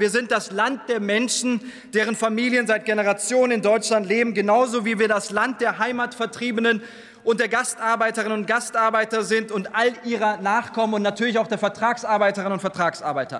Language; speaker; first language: German; early bilingual, other home language; Turkish